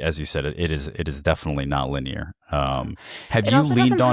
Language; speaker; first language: English; native; English